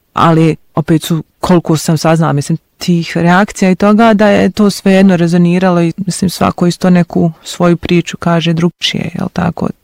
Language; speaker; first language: Bosnian; native; Bosnian